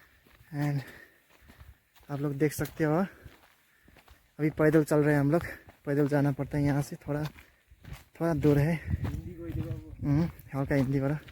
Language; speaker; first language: Hindi; non-native, local second language; Nepali